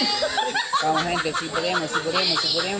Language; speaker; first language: Spanish; native; Spanish